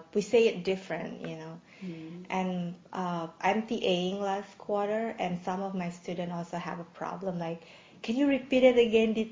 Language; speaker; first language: English; non-native, fluent; Indonesian